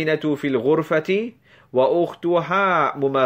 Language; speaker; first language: Arabic; non-native, fluent; English